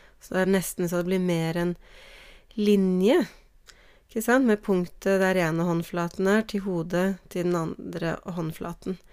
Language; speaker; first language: Norwegian; native; Norwegian